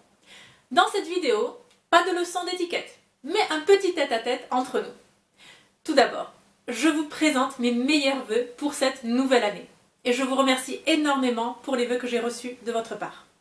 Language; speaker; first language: French; native; French